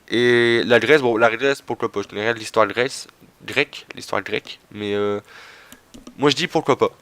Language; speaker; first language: French; native; French